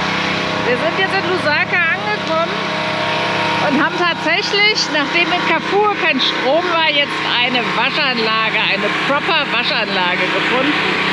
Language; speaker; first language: German; native; German